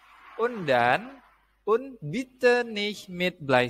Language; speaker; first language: German; non-native, fluent; Indonesian